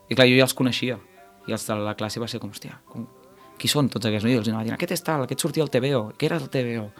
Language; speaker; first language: Catalan; native; Catalan